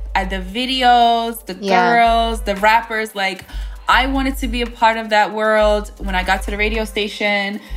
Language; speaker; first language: English; early bilingual, other home language; Bosnian